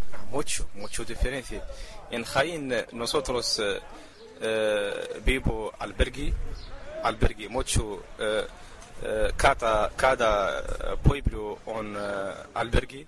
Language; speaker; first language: Spanish; non-native, learner; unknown